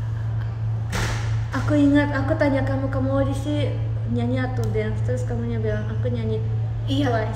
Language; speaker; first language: Indonesian; early bilingual, heritage; Japanese